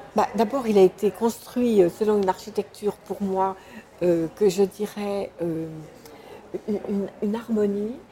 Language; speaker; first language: French; native; French